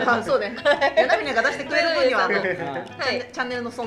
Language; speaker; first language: Japanese; native; Japanese